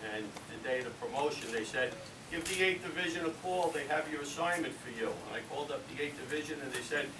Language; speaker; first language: English; native; English